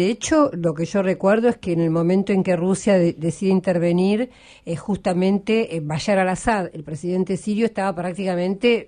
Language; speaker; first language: Spanish; native; Spanish